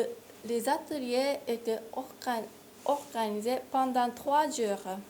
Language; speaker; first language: French; non-native, fluent; Japanese